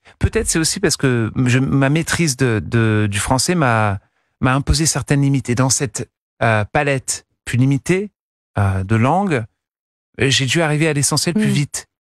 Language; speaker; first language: French; non-native, fluent; English